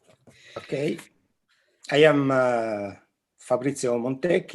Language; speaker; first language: English; non-native, fluent; Italian